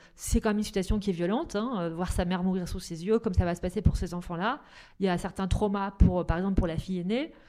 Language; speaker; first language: French; native; French